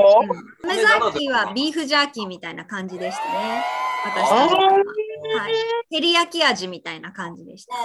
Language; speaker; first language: Japanese; native; Japanese